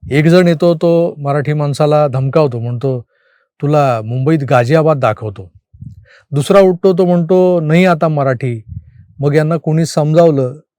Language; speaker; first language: Marathi; native; Marathi